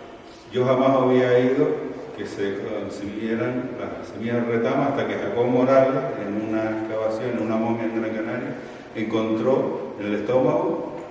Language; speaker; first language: Spanish; native; Spanish